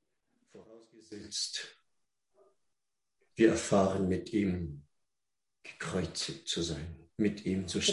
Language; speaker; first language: German; non-native, fluent; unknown